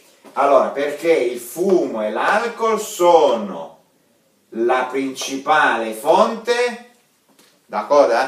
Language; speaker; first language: Italian; non-native, fluent; Russian